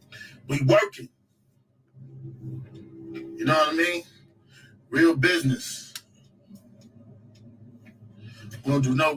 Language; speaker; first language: English; native; English